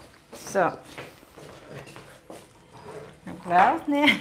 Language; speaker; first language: German; non-native, learner; Thai